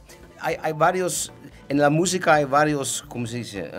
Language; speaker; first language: Spanish; non-native, learner; Dutch